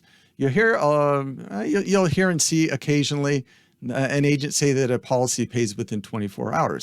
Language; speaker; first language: English; native; English